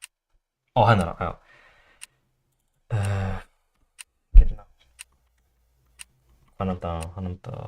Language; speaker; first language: Icelandic; non-native, learner; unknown